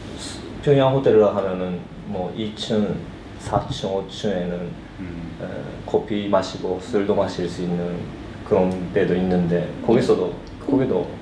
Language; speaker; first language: Korean; early bilingual, heritage; Korean